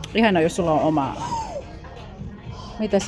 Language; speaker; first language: Finnish; non-native, learner; Bikol